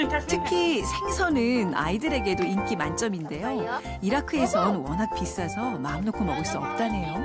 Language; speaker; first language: Korean; native; Korean